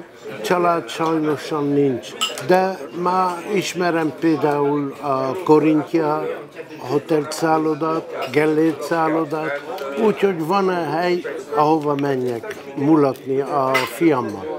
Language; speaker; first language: Hungarian; early bilingual, heritage; Hungarian